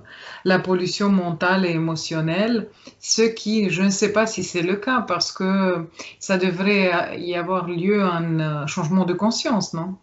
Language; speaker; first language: French; non-native, fluent; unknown